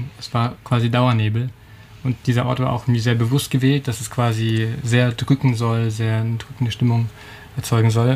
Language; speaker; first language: German; native; German